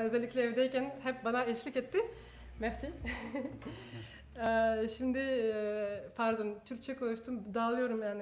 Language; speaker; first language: Turkish; non-native, fluent; French